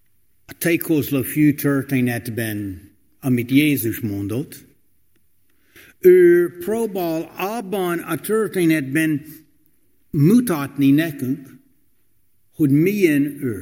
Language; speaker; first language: Hungarian; non-native, fluent; English